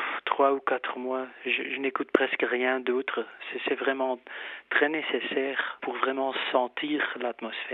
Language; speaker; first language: French; non-native, fluent; Dutch